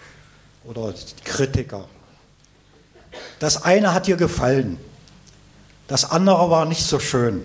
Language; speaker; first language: German; native; German